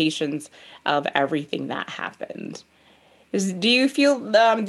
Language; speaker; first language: English; native; English